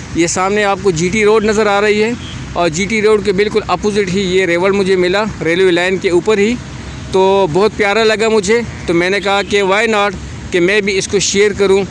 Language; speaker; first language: Urdu; non-native, local second language; Pashto